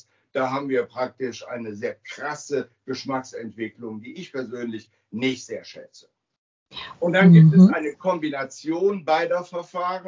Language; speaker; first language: German; native; German